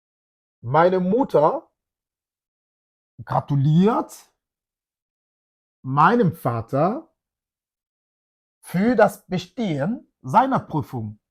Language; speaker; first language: German; non-native, fluent; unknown